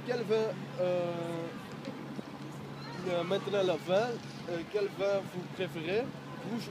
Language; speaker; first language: French; non-native, learner; Dutch